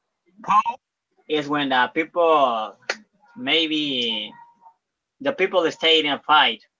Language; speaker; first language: English; non-native, learner; Spanish